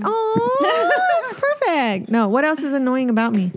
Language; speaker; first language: English; early bilingual, other home language; Spanish